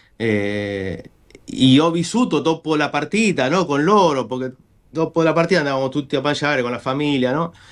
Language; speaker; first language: Italian; non-native, fluent; Spanish